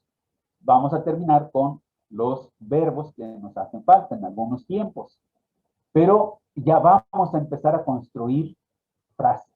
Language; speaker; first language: Spanish; native; Spanish